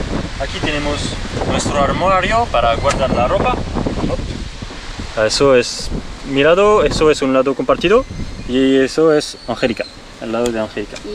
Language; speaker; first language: Spanish; non-native, learner; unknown